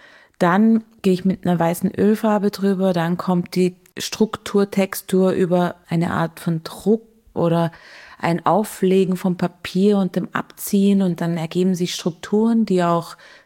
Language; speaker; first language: German; native; German